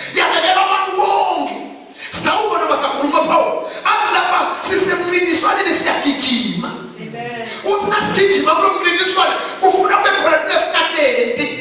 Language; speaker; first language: Zulu; non-native, local second language; Swati